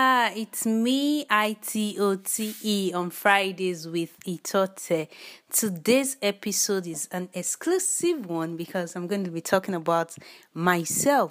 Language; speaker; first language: English; non-native, local second language; Yoruba